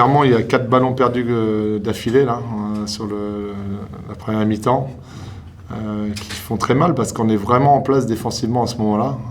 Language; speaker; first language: French; native; French